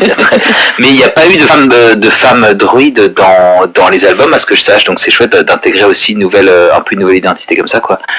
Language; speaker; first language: French; native; French